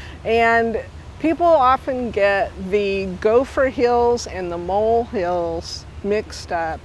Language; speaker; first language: English; native; English